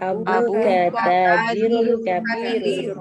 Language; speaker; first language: Arabic; non-native, learner; Indonesian